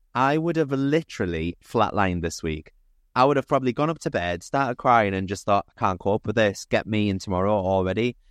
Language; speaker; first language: English; native; English